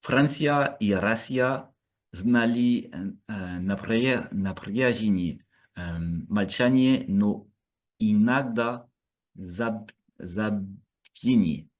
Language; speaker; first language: Russian; non-native, learner; French